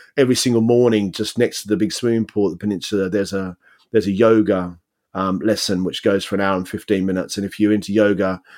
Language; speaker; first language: English; native; English